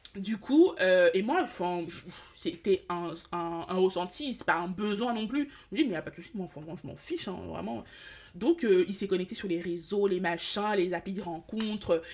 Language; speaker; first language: French; early bilingual, other home language; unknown